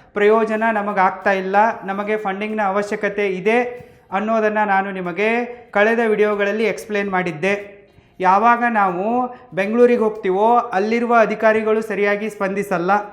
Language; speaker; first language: Kannada; native; Kannada